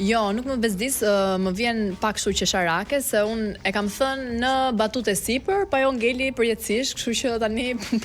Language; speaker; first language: Albanian; native; Albanian